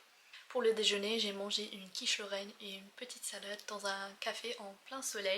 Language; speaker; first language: French; non-native, fluent; English